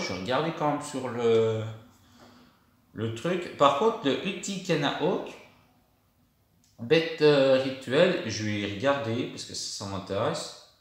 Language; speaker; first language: French; native; French